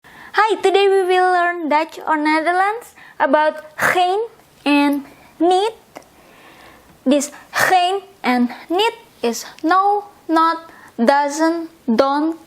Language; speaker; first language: English; non-native, fluent; Indonesian